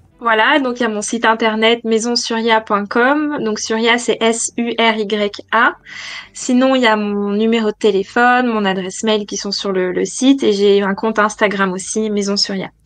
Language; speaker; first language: French; native; French